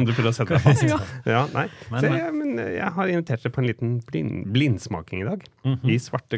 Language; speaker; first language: Norwegian; native; Norwegian